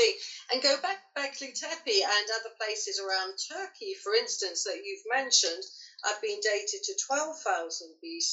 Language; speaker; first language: English; native; English